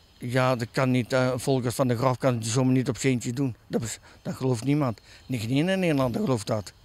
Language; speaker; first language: Dutch; native; Dutch